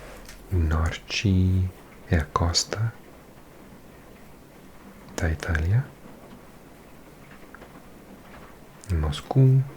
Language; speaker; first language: Portuguese; non-native, learner; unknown